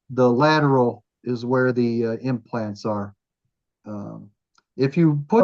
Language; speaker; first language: English; native; English